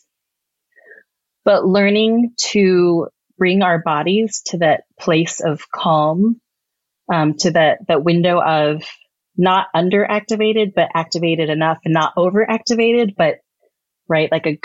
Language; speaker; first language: English; native; English